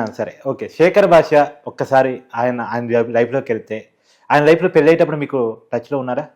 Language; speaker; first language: Telugu; native; Telugu